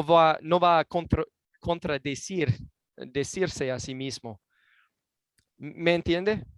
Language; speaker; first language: Spanish; non-native, fluent; English